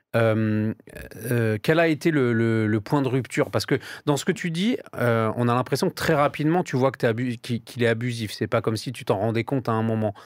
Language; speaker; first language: French; native; French